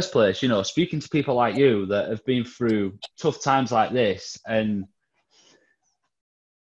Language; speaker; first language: English; native; English